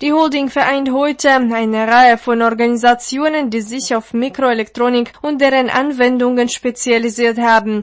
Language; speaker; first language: German; non-native, fluent; Russian